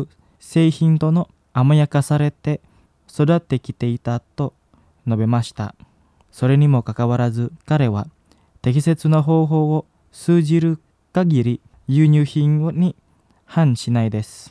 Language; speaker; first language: Japanese; non-native, fluent; Indonesian